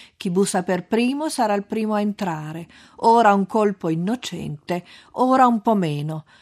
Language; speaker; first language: Italian; native; Italian